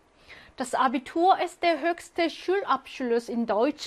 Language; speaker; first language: German; non-native, fluent; Korean